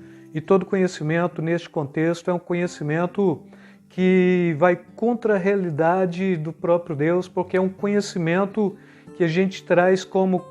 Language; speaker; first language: Portuguese; native; Portuguese